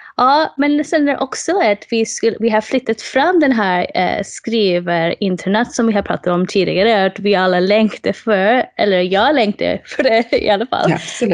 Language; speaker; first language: Swedish; non-native, fluent; English